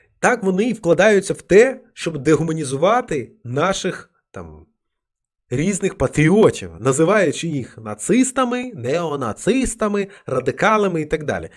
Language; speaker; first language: Ukrainian; non-native, local second language; Russian